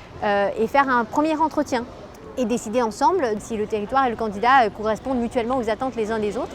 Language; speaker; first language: French; native; French